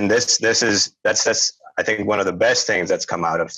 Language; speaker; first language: English; non-native, local second language; Urdu